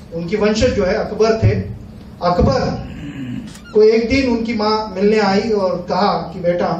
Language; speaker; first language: Hindi; non-native, local second language; Marathi